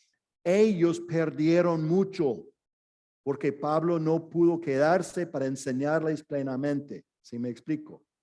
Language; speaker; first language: Spanish; non-native, fluent; English